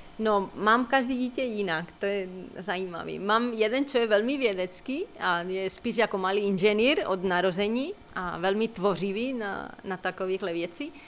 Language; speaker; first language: Czech; non-native, fluent; Spanish